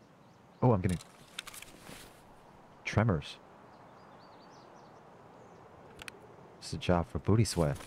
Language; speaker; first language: English; native; English